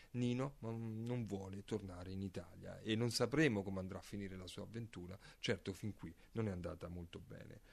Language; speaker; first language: Italian; native; Italian